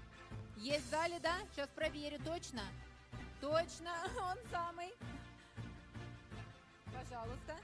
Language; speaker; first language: Russian; native; Russian